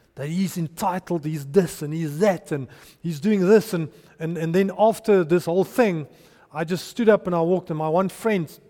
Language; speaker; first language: English; non-native, local second language; Afrikaans